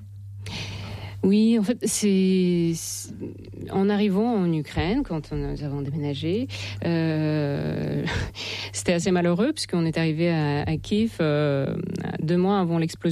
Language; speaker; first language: French; non-native, fluent; Russian